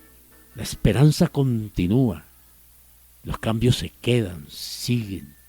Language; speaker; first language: Spanish; native; Spanish